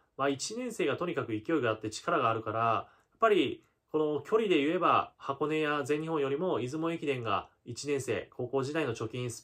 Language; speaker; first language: Japanese; native; Japanese